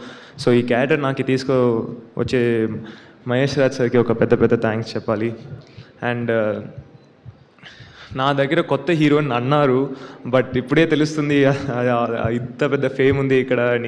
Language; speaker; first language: Telugu; non-native, learner; Tamil